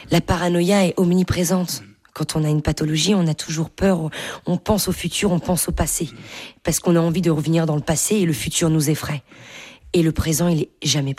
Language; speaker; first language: French; native; French